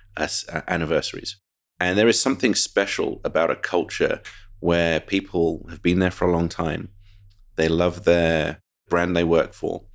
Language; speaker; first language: English; native; English